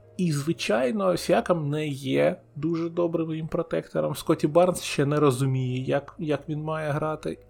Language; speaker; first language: Ukrainian; non-native, local second language; Russian